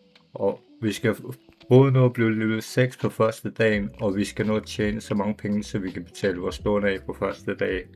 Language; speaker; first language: Danish; native; Danish